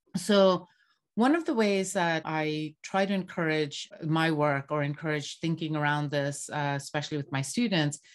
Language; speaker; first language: English; non-native, local second language; Bangla